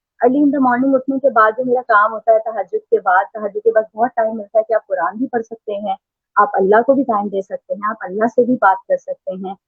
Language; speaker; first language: Urdu; native; Urdu